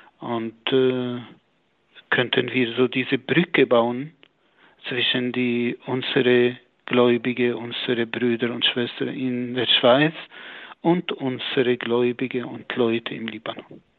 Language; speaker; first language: German; non-native, fluent; Arabic